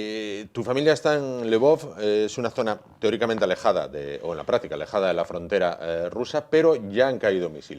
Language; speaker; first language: Spanish; native; Spanish